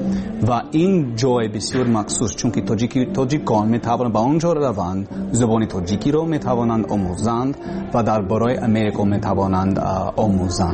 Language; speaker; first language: Persian; non-native, learner; English